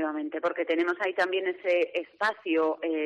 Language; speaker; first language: Spanish; native; Spanish